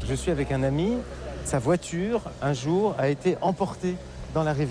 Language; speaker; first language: French; native; French